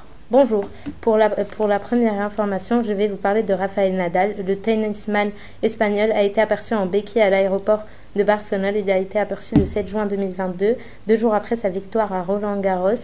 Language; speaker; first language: French; native; French